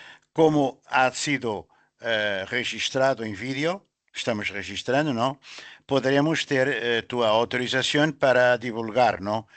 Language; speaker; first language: Spanish; non-native, learner; Portuguese